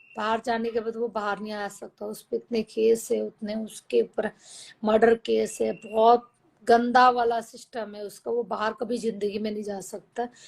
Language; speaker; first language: Hindi; native; Hindi